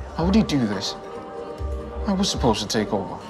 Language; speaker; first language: English; native; English